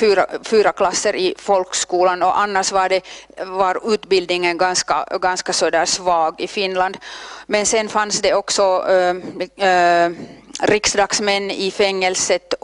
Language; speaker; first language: Swedish; non-native, local second language; Finnish